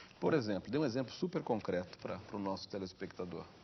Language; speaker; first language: Portuguese; native; Portuguese